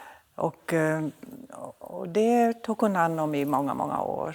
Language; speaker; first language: Swedish; non-native, fluent; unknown